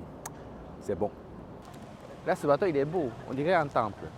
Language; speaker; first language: French; non-native, fluent; Japanese